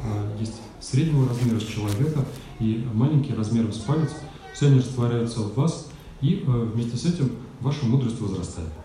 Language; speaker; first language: Russian; native; Russian